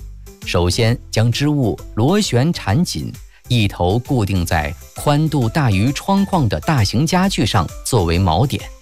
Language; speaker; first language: Chinese; native; Chinese